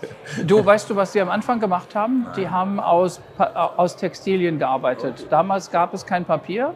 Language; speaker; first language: German; native; German